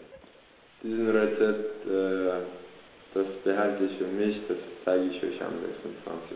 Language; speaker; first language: German; early bilingual, other home language; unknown